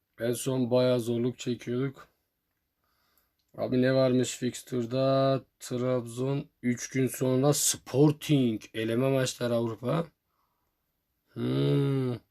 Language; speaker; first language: Turkish; native; Turkish